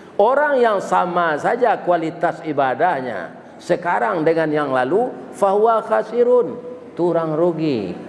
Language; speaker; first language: Malay; non-native, local second language; Minangkabau